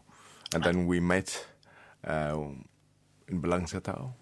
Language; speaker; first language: English; non-native, learner; Vietnamese